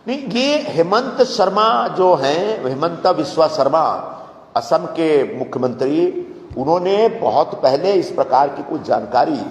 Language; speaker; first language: Hindi; non-native, local second language; Marathi